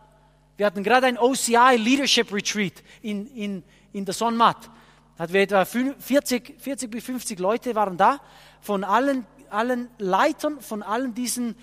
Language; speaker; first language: German; non-native, fluent; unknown